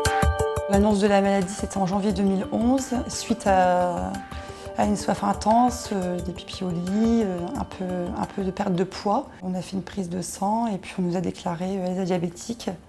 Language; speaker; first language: French; native; French